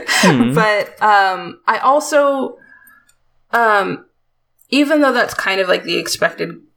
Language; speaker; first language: English; native; English